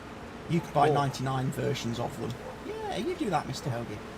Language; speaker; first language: English; native; English